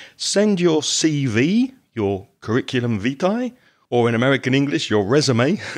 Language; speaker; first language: English; native; English